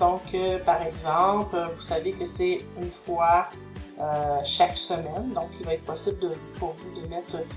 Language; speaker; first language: French; native; French